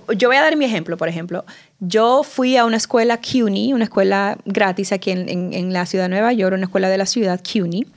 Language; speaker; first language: Spanish; native; Spanish